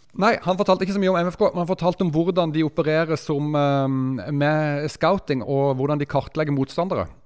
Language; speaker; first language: Norwegian; native; Norwegian